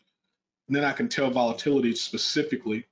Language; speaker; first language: English; native; English